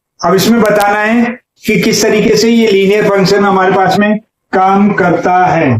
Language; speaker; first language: Hindi; native; Hindi